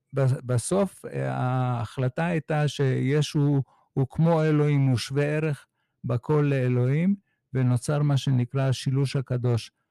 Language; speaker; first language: Hebrew; native; Hebrew